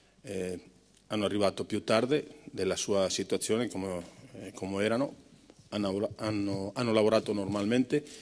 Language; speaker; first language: Italian; non-native, fluent; Spanish